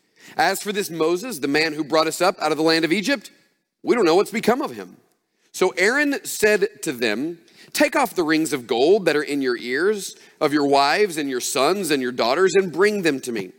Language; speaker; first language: English; native; English